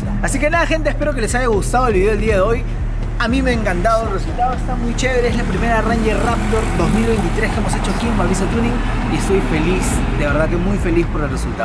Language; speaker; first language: Spanish; native; Spanish